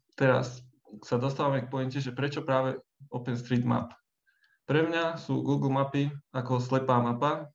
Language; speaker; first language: Slovak; native; Slovak